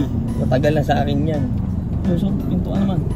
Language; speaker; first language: Filipino; native; Filipino